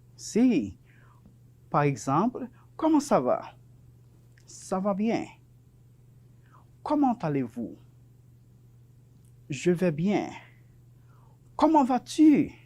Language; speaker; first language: French; non-native, fluent; Spanish